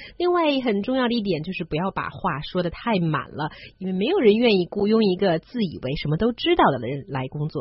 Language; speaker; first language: Chinese; native; Chinese